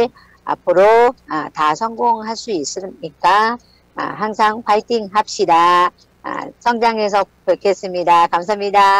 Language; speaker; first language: Korean; non-native, learner; Thai